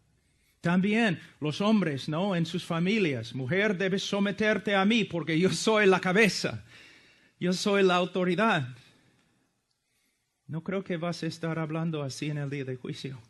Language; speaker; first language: Spanish; non-native, fluent; English